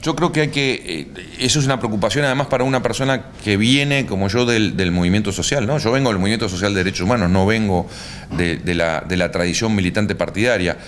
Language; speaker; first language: Spanish; native; Spanish